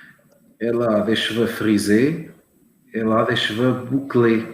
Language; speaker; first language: French; non-native, learner; Portuguese